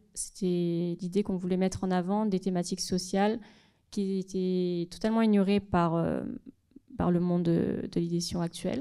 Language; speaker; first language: French; native; French